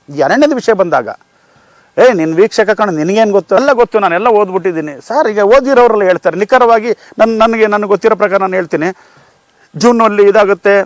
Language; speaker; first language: Kannada; native; Kannada